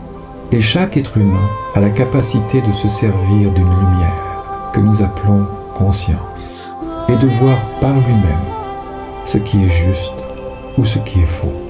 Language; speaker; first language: French; native; French